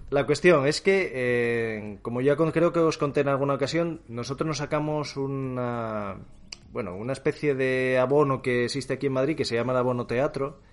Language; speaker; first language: Spanish; native; Spanish